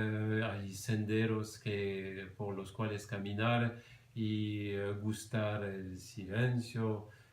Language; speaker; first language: Spanish; non-native, fluent; French